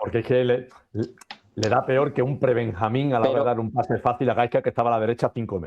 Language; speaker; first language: Spanish; native; Spanish